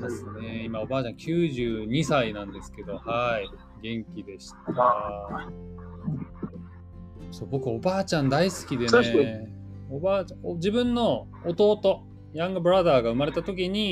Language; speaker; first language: Japanese; native; Japanese